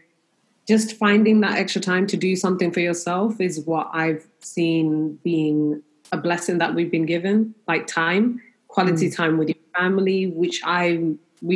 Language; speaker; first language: English; native; English